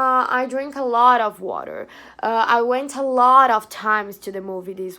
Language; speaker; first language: English; non-native, fluent; Portuguese